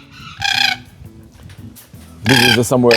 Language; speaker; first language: English; non-native, learner; Polish